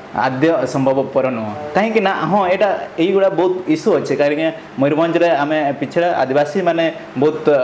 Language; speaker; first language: Odia; non-native, local second language; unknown